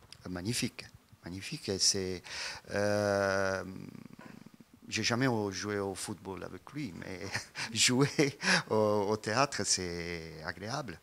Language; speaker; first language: French; non-native, fluent; Italian